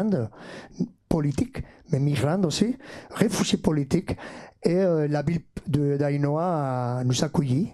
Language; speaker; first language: French; non-native, fluent; Basque